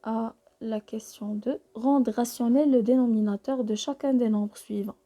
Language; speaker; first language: French; non-native, local second language; Arabic